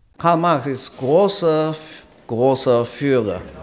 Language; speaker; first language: German; non-native, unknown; Chinese